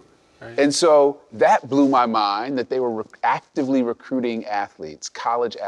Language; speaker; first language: English; native; English